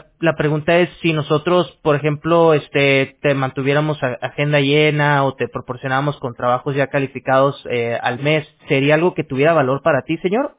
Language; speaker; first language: Spanish; native; Spanish